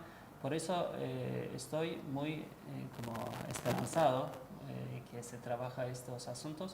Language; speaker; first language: Spanish; non-native, learner; Turkish